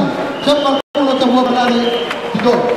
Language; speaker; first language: Italian; non-native, learner; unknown